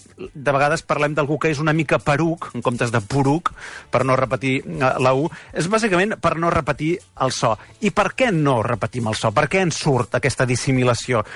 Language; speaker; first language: Catalan; native; Catalan